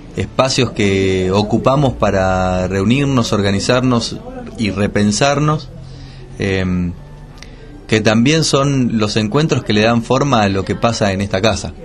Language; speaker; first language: Spanish; native; Spanish